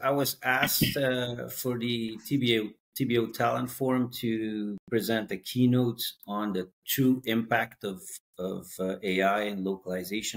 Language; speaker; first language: English; non-native, fluent; Dutch